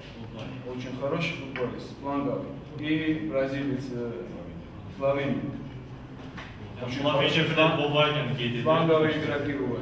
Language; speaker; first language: Russian; non-native, fluent; Georgian